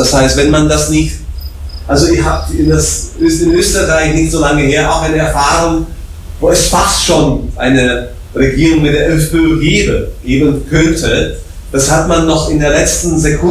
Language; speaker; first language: German; non-native, fluent; Slovak